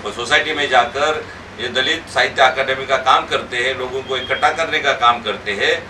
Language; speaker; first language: Hindi; non-native, local second language; Marathi